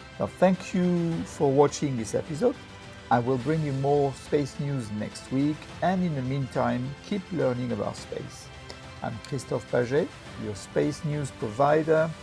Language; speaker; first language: English; non-native, fluent; French